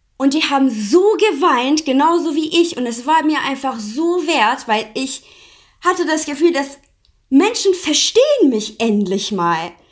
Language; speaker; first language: German; non-native, fluent; Persian